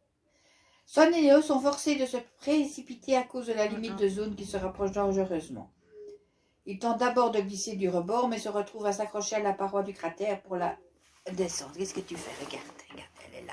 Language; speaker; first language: French; native; French